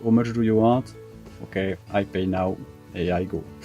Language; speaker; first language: English; non-native, learner; French